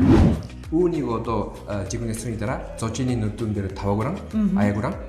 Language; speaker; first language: Mongolian; non-native, fluent; Japanese